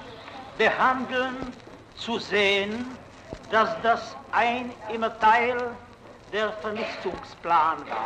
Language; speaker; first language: German; non-native, fluent; Czech